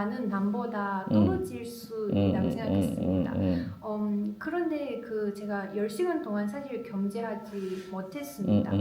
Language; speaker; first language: Korean; non-native, learner; Chinese